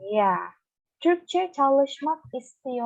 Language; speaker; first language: Turkish; non-native, fluent; Indonesian